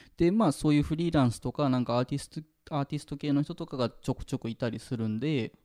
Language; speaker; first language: Japanese; native; Japanese